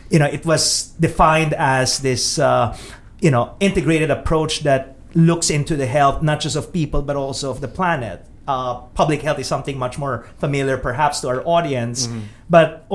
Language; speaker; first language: English; non-native, local second language; Filipino